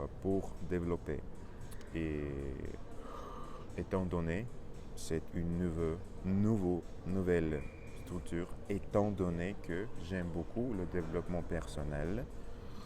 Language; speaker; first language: French; non-native, learner; Russian